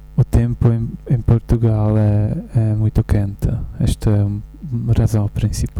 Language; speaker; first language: Portuguese; non-native, learner; Czech